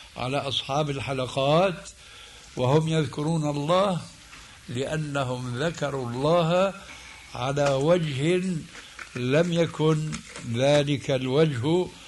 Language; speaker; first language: Arabic; native; Arabic